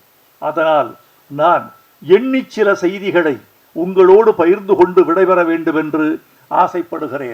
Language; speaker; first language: Tamil; native; Tamil